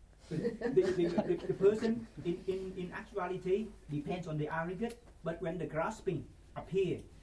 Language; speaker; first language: English; non-native, fluent; Vietnamese